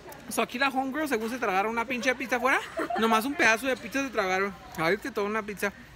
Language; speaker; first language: Spanish; early bilingual, heritage; Spanish